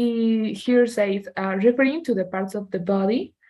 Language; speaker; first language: English; non-native, learner; Spanish